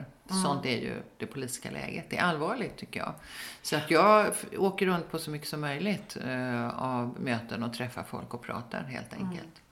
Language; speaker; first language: Swedish; native; Swedish